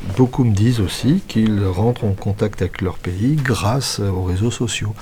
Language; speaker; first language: French; native; French